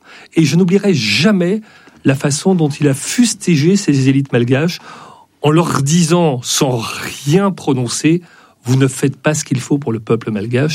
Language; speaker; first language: French; native; French